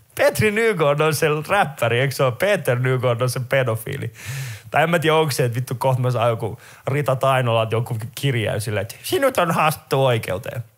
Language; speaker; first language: Finnish; early bilingual, other home language; Persian